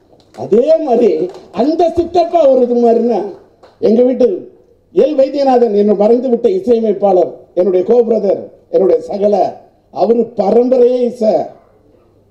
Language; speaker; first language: Tamil; native; Tamil